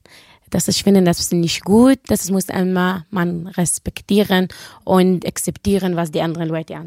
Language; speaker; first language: German; non-native, learner; Arabic